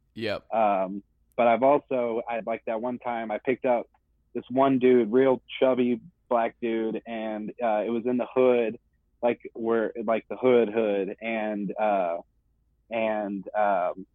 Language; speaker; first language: English; native; English